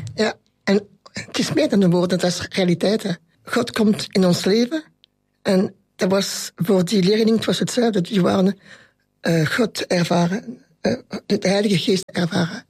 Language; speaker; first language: Dutch; non-native, local second language; French